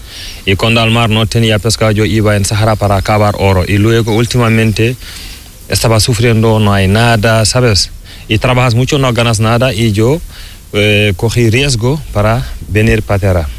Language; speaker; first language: Spanish; non-native, learner; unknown